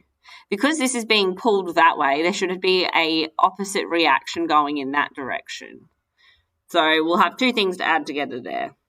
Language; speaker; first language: English; native; English